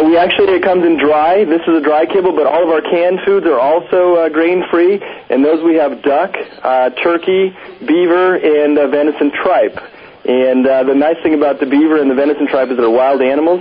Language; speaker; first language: English; native; English